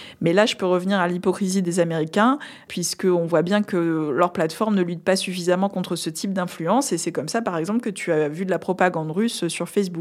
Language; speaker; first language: French; native; French